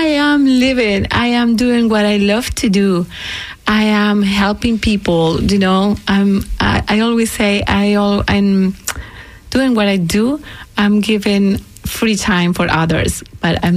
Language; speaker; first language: English; non-native, learner; Spanish